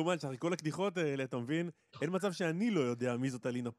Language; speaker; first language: Hebrew; native; Hebrew